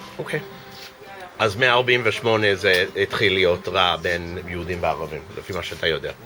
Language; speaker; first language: Hebrew; non-native, fluent; English